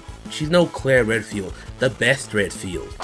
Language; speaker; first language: English; native; English